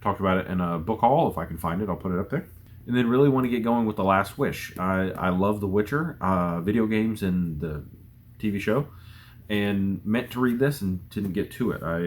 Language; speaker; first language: English; native; English